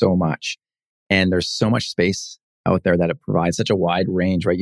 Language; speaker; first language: English; native; English